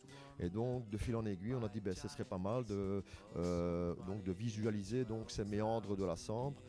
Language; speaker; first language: French; native; French